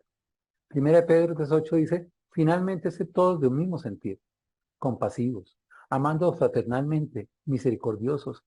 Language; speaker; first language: Spanish; native; Spanish